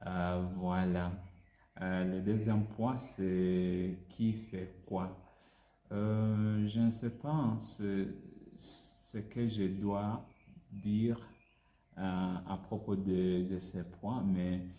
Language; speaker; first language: French; non-native, learner; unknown